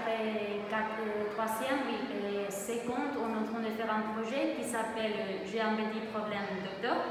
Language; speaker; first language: French; non-native, fluent; Spanish